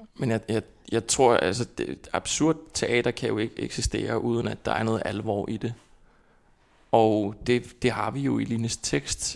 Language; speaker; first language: Danish; non-native, fluent; Icelandic